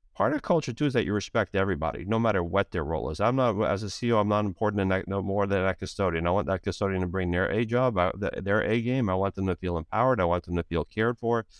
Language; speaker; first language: English; native; English